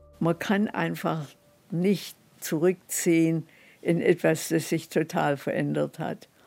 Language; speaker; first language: German; native; German